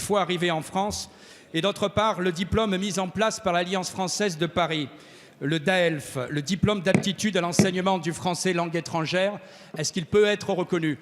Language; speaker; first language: French; native; French